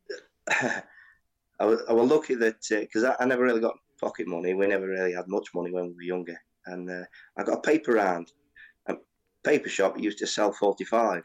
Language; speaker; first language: English; native; English